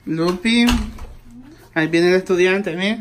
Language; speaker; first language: Spanish; native; Spanish